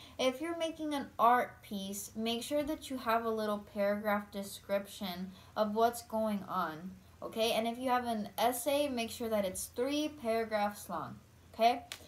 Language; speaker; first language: English; early bilingual, other home language; Spanish